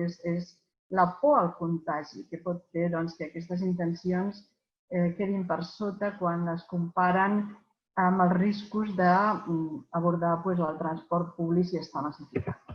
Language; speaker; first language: Catalan; native; Catalan